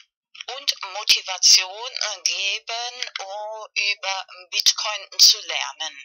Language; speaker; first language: German; non-native, learner; Spanish